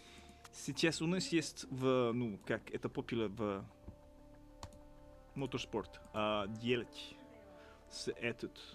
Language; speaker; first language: Russian; non-native, learner; English